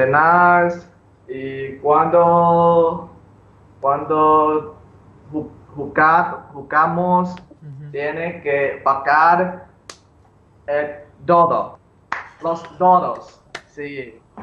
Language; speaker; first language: Spanish; non-native, learner; English